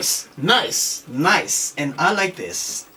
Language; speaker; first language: English; native; English